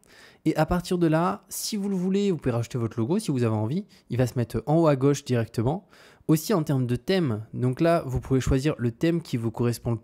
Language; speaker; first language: French; native; French